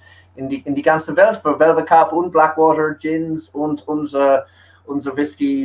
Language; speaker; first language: German; early bilingual, heritage; English